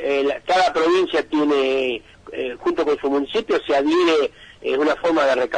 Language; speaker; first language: Spanish; native; Spanish